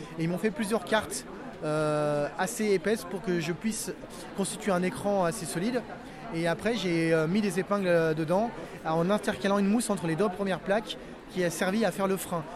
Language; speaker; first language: French; native; French